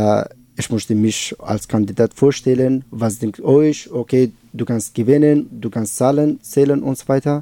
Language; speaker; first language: German; non-native, learner; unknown